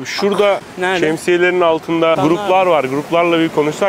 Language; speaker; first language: Turkish; native; Turkish